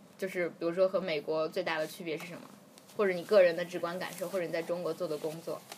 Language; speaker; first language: Chinese; native; Chinese